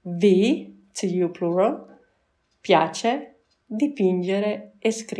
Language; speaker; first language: Italian; non-native, fluent; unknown